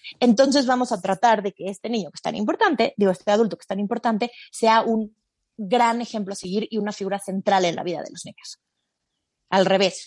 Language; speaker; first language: Spanish; native; Spanish